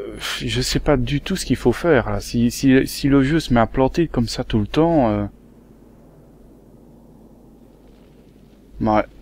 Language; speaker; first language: French; native; French